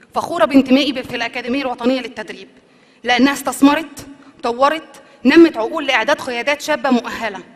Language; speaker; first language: Arabic; native; Arabic